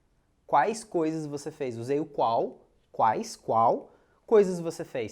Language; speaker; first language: Portuguese; native; Portuguese